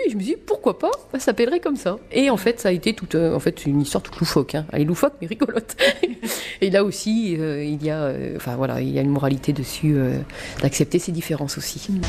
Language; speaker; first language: French; native; French